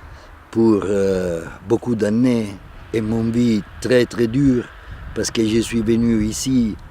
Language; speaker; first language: French; non-native, fluent; Italian